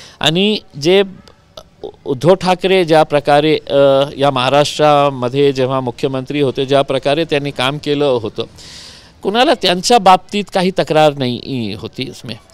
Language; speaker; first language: Marathi; non-native, local second language; Urdu